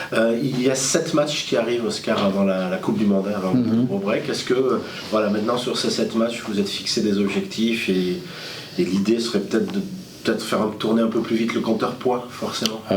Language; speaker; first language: French; native; French